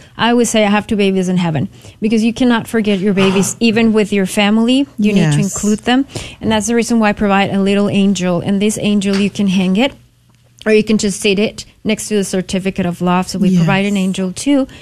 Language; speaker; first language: English; non-native, fluent; Spanish